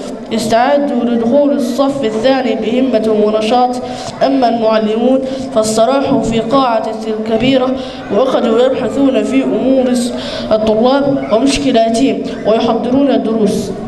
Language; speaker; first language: Arabic; non-native, learner; Somali